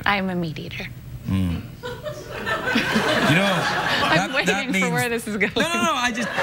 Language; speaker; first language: English; native; English